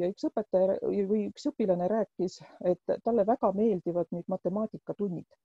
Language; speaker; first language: Estonian; non-native, local second language; Russian